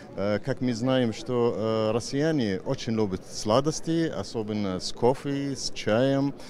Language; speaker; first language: Russian; non-native, fluent; Arabic